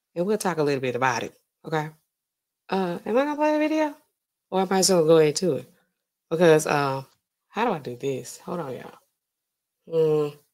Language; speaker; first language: English; native; English